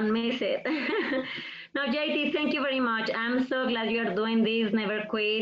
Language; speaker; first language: English; non-native, fluent; Spanish